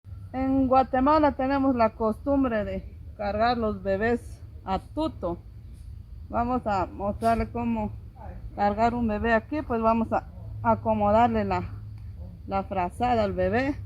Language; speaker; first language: Spanish; native; Spanish